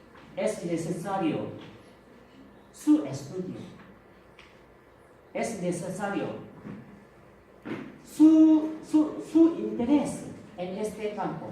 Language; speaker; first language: Spanish; non-native, fluent; Korean